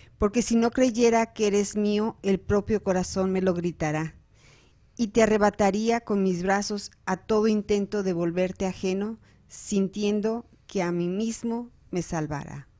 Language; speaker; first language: Spanish; native; Spanish